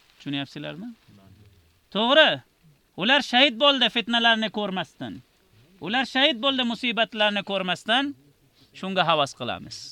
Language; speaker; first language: Uzbek; native; Uzbek